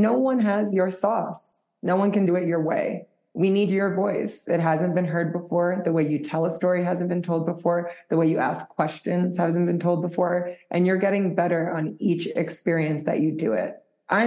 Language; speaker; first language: English; native; English